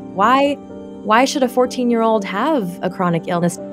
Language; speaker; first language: English; native; English